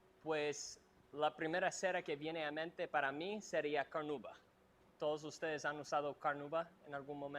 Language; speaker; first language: Spanish; non-native, fluent; English